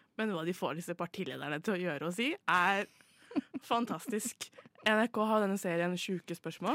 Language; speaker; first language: Norwegian; native; Norwegian